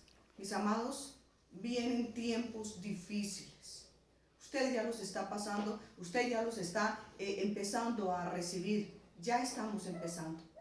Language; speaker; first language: Spanish; native; Spanish